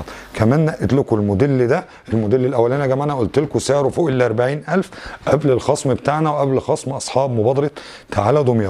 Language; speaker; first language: Arabic; native; Arabic